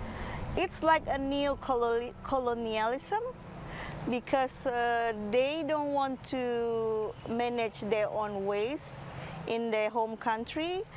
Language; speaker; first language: English; non-native, fluent; Indonesian